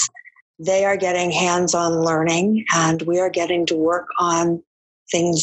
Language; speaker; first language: English; native; English